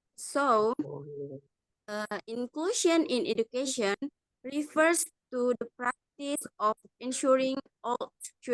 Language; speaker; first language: English; non-native, learner; Indonesian